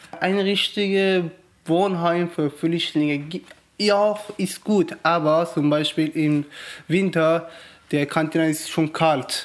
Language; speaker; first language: German; non-native, learner; Persian